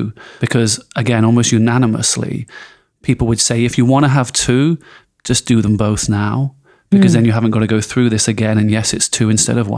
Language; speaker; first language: English; native; English